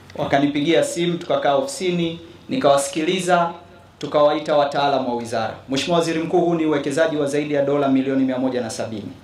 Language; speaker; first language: Swahili; native; Swahili